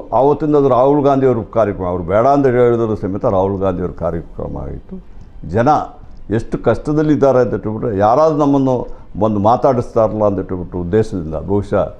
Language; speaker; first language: Kannada; non-native, local second language; Malayalam